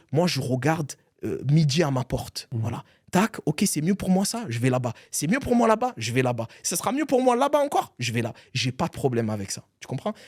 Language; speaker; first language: French; early bilingual, other home language; Arabic